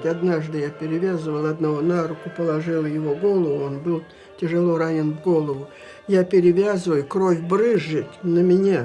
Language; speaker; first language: Russian; native; Russian